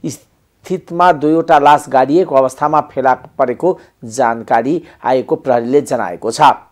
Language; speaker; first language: Nepali; non-native, local second language; Maithili